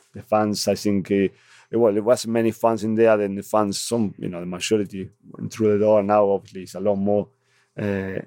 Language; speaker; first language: English; non-native, fluent; Spanish